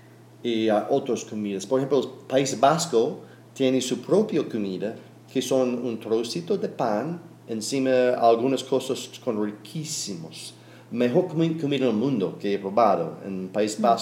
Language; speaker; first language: Spanish; non-native, learner; English